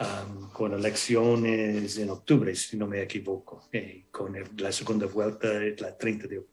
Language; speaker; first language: Spanish; non-native, fluent; English